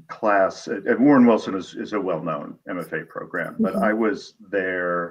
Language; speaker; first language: English; native; English